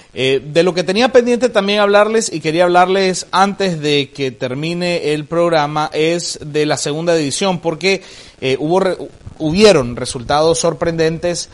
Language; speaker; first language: Spanish; native; Spanish